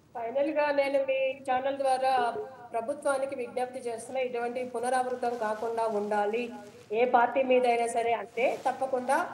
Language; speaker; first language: Telugu; native; Telugu